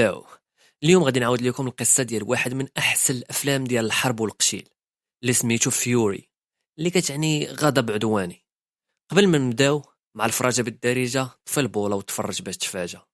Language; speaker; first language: Arabic; native; Arabic